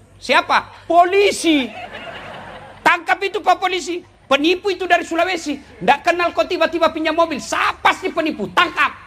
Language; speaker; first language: Indonesian; non-native, local second language; Buginese